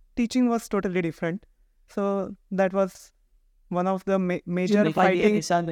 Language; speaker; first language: English; non-native, local second language; Marathi